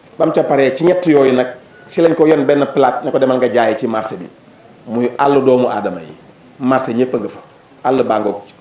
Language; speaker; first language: Wolof; native; Wolof